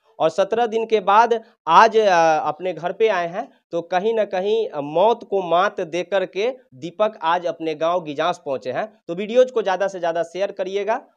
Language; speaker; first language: Hindi; native; Hindi